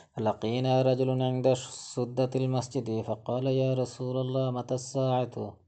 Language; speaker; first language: Arabic; non-native, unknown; Sylheti